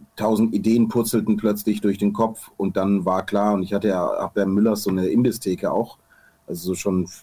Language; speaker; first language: German; native; German